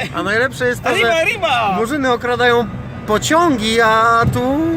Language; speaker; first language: Polish; native; Polish